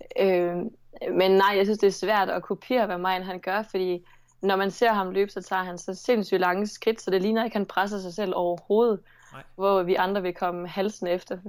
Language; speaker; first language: Danish; native; Danish